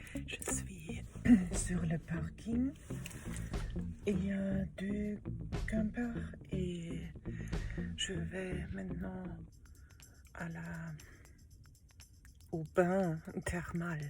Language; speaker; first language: French; non-native, learner; German